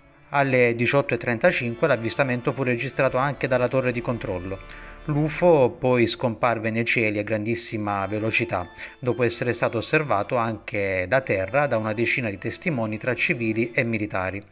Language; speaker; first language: Italian; native; Italian